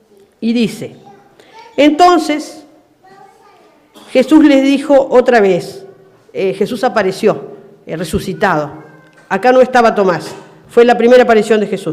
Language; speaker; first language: Spanish; native; Spanish